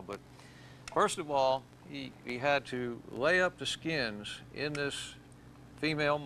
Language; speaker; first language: English; native; English